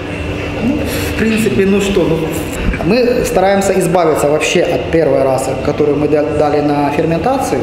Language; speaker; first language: Russian; native; Russian